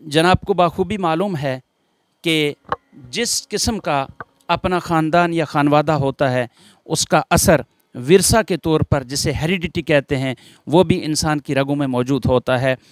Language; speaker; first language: Hindi; non-native, local second language; Gujari